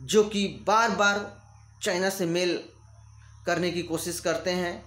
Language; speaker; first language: Hindi; native; Hindi